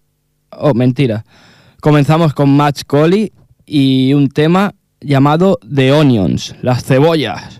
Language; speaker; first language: Spanish; native; Spanish